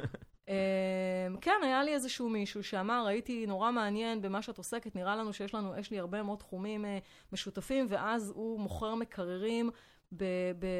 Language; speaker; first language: Hebrew; non-native, fluent; French